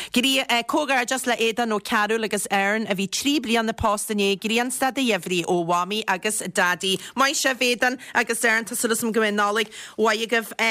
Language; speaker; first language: Irish; native; Irish